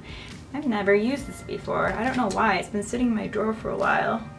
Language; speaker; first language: English; native; English